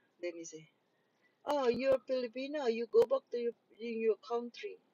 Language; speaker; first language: English; non-native, local second language; Filipino